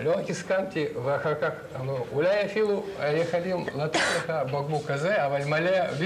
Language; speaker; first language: Hebrew; non-native, learner; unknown